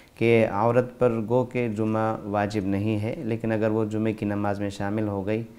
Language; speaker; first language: Urdu; native; Urdu